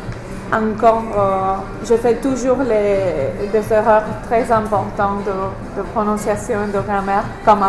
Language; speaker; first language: French; non-native, fluent; English